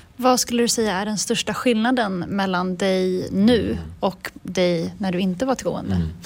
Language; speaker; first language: Swedish; native; Swedish